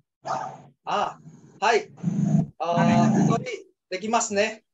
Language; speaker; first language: Japanese; non-native, learner; Indonesian